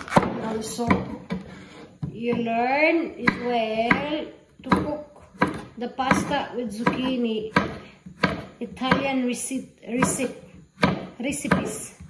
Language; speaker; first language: English; non-native, local second language; Filipino